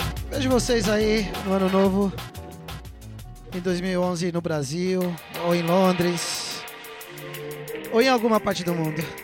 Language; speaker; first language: Portuguese; native; Portuguese